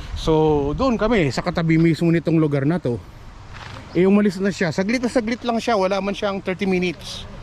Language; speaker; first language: Filipino; non-native, local second language; Iloko